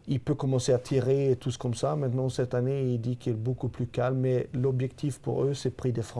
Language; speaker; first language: French; non-native, fluent; Swedish